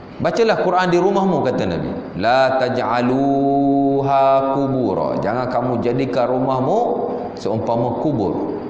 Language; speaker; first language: Malay; native; Malay